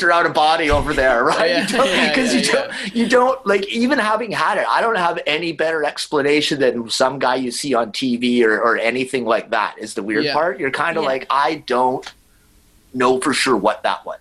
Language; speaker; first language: English; native; English